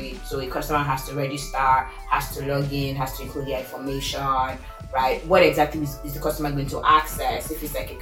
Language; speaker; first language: English; non-native, local second language; Yoruba